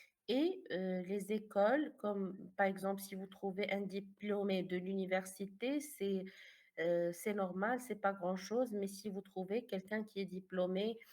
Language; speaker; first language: French; non-native, fluent; Arabic